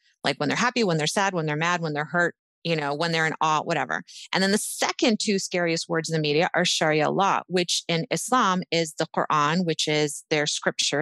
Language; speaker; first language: English; native; English